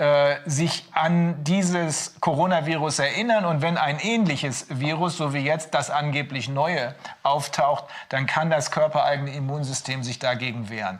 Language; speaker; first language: German; native; German